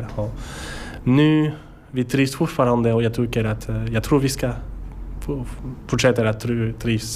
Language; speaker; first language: Swedish; non-native, learner; French